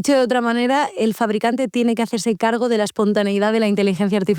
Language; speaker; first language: Spanish; native; Spanish